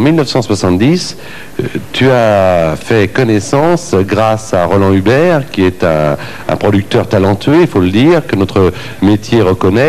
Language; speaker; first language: French; native; French